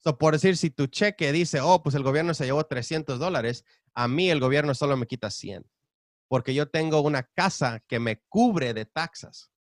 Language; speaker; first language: Spanish; early bilingual, heritage; Spanish